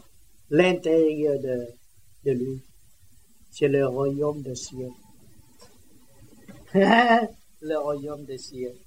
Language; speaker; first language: French; non-native, learner; Vietnamese